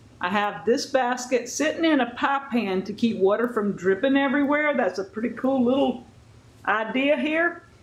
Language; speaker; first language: English; native; English